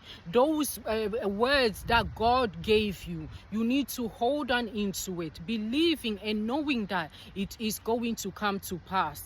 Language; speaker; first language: English; non-native, fluent; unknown